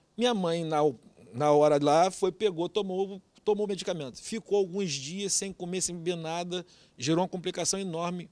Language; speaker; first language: Portuguese; native; Portuguese